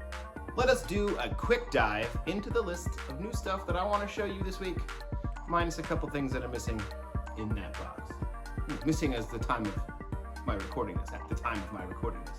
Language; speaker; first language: English; native; English